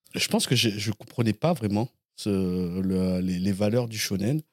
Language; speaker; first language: French; native; French